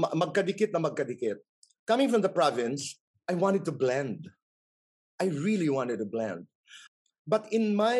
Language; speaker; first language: English; non-native, local second language; Waray